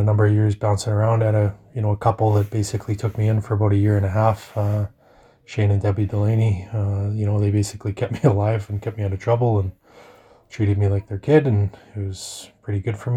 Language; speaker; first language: English; native; English